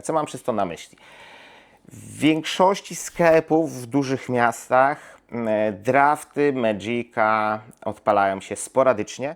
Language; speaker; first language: Polish; native; Polish